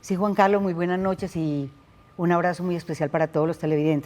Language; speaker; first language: Spanish; native; Spanish